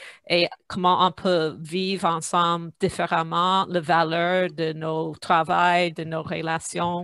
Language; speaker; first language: French; non-native, fluent; English